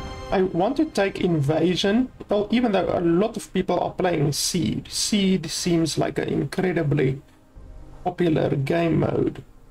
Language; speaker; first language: English; native; English